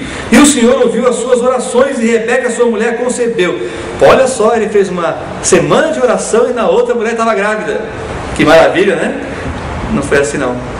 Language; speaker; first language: Portuguese; native; Portuguese